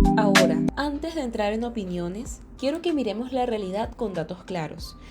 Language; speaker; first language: Spanish; native; Spanish